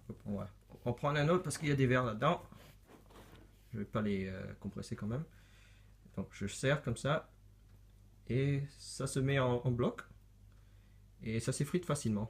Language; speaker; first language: French; native; French